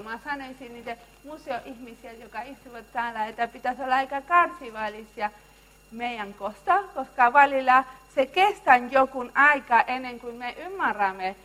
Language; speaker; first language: Finnish; non-native, learner; Spanish